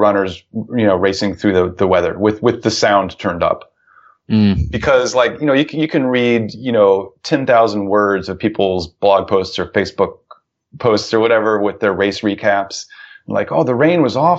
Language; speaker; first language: English; native; English